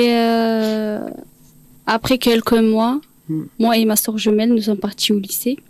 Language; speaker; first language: French; non-native, fluent; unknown